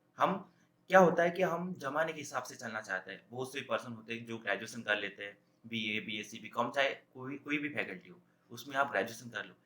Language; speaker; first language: Hindi; native; Hindi